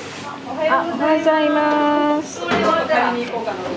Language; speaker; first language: Japanese; native; Japanese